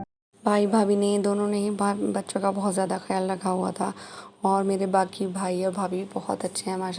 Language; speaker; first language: Hindi; native; Hindi